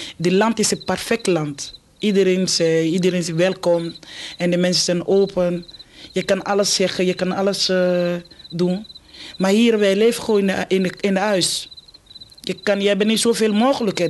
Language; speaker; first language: Dutch; non-native, fluent; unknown